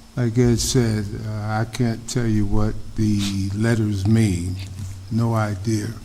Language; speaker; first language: English; native; English